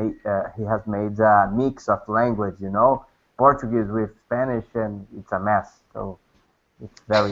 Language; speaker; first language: English; non-native, learner; Portuguese